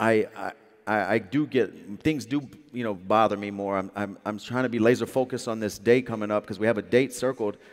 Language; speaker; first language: English; native; English